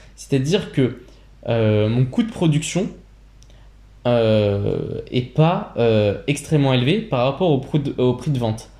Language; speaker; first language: French; native; French